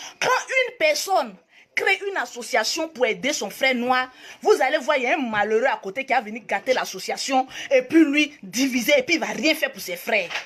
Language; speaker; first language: French; native; French